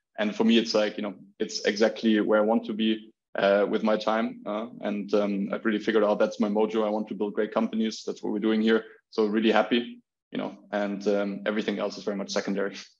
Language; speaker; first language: English; non-native, fluent; German